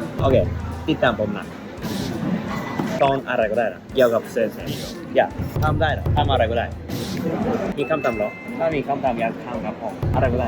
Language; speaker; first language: Thai; non-native, learner; Japanese